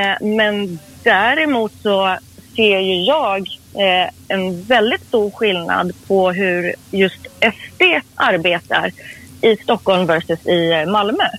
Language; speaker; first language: Swedish; early bilingual, other home language; Persian